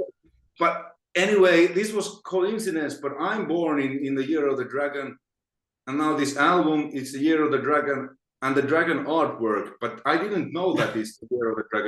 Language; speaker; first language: English; non-native, fluent; Finnish